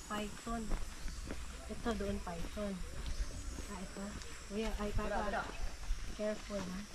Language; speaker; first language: Filipino; non-native, local second language; Cebuano